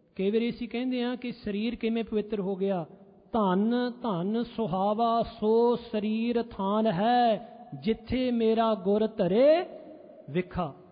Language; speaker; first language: Punjabi; early bilingual, heritage; Punjabi